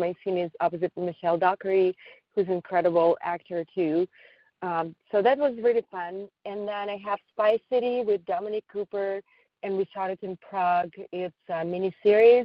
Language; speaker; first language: English; non-native, fluent; Russian